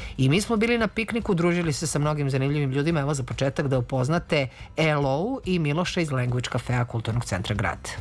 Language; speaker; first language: Serbian; native; Serbian